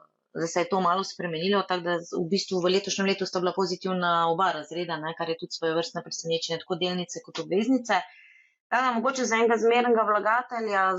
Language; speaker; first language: Slovenian; native; Slovenian